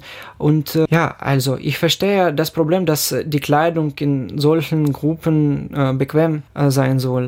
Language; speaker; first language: German; non-native, fluent; Ukrainian